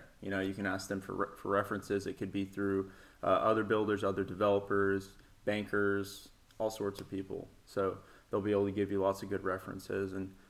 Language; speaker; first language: English; native; English